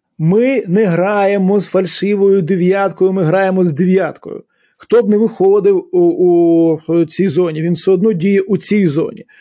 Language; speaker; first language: Ukrainian; native; Ukrainian